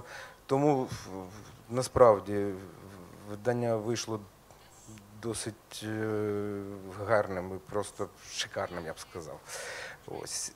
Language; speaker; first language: Ukrainian; native; Ukrainian